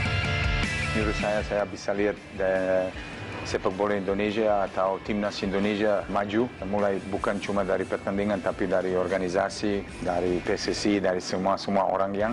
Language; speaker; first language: Indonesian; non-native, fluent; Serbian